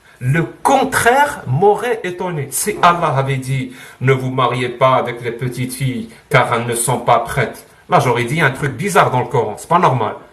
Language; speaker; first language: French; non-native, local second language; Arabic